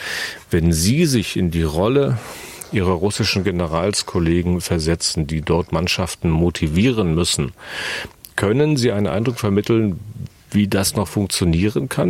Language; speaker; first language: German; native; German